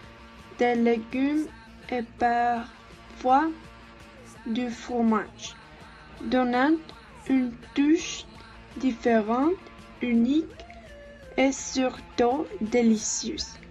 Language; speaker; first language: French; non-native, learner; Spanish